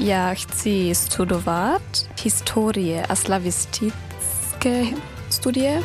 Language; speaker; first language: Czech; non-native, learner; German